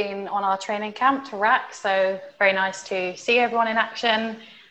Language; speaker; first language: English; native; English